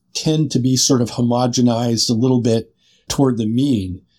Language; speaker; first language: English; native; English